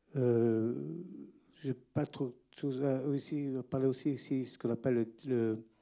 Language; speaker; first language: French; native; French